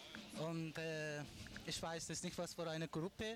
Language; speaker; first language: German; non-native, learner; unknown